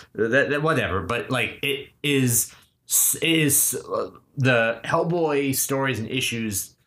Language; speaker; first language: English; native; English